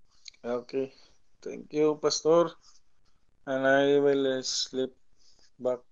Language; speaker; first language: English; non-native, local second language; Filipino